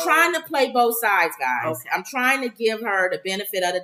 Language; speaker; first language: English; native; English